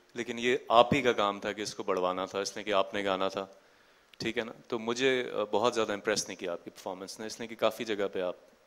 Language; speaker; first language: Urdu; non-native, local second language; Punjabi